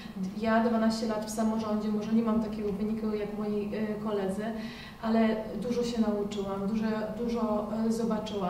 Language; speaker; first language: Polish; native; Polish